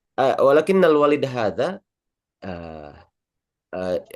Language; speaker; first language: Arabic; non-native, learner; Indonesian